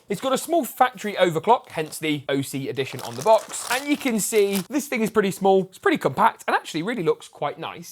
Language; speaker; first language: English; native; English